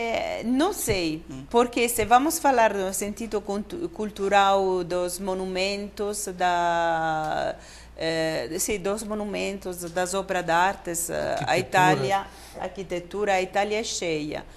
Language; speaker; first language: Portuguese; non-native, fluent; Italian